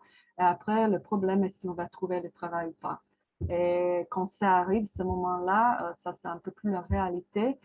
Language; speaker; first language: French; non-native, fluent; Croatian